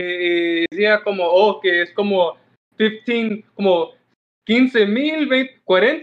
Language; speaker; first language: Spanish; non-native, learner; English